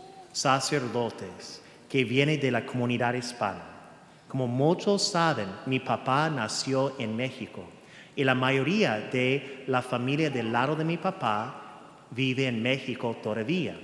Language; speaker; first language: Spanish; early bilingual, heritage; English